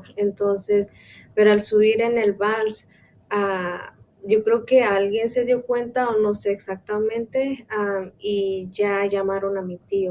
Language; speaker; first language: Spanish; non-native, local second language; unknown